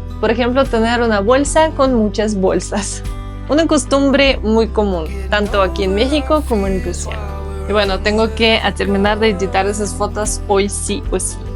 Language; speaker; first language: Spanish; non-native, fluent; Russian